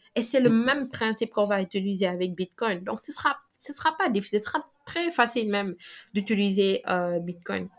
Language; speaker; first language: French; non-native, local second language; Wolof